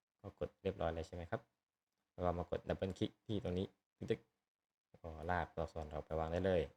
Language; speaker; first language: Thai; native; Thai